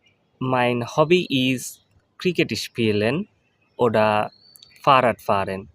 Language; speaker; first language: German; non-native, learner; Bangla